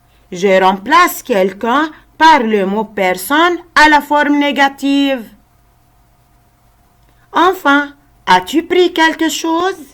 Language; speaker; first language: French; non-native, local second language; Arabic